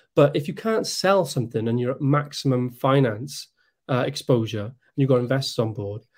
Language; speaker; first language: English; native; English